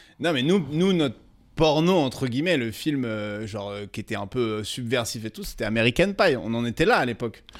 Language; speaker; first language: French; native; French